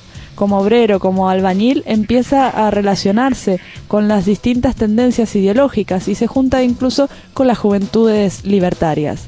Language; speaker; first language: Spanish; native; Spanish